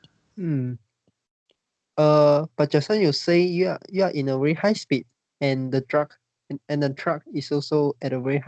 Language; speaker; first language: English; non-native, learner; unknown